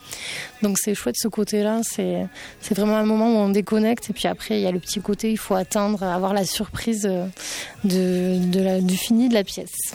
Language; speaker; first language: French; native; French